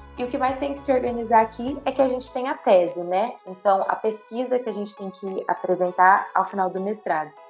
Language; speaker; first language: Portuguese; native; Portuguese